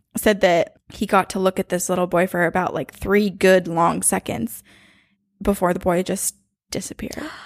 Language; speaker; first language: English; native; English